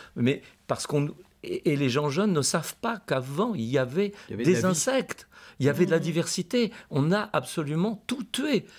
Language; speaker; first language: French; native; French